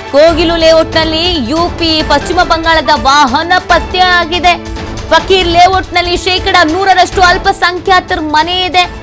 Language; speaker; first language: Kannada; native; Kannada